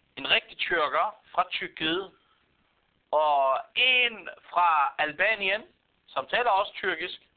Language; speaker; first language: Danish; non-native, fluent; Arabic